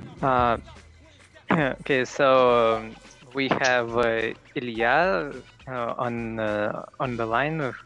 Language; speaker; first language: English; non-native, fluent; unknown